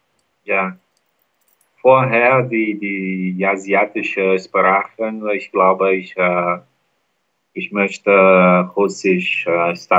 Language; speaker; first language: German; non-native, learner; Portuguese